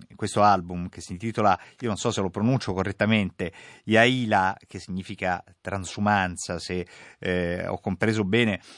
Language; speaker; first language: Italian; native; Italian